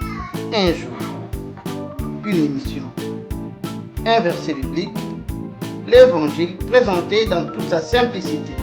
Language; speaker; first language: French; non-native, local second language; Lingala